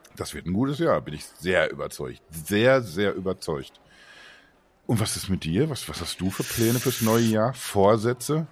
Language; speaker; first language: German; native; German